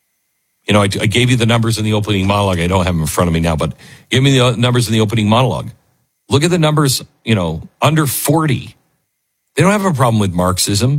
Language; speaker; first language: English; native; English